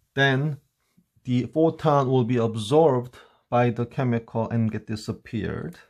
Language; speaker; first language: English; non-native, fluent; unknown